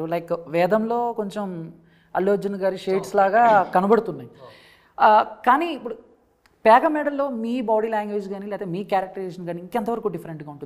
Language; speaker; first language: Telugu; native; Telugu